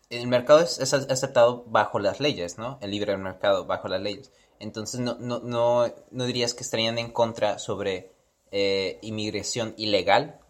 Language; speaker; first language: Spanish; early bilingual, heritage; Spanish